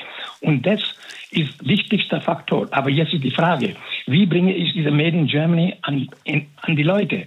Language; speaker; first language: German; non-native, fluent; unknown